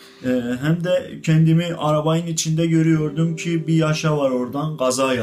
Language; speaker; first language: Turkish; non-native, fluent; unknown